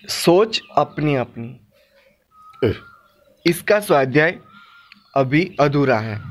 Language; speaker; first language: Hindi; non-native, local second language; Gujarati